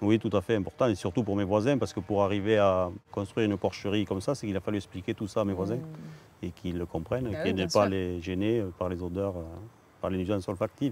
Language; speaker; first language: French; native; French